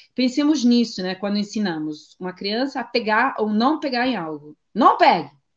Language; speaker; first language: Portuguese; non-native, fluent; Italian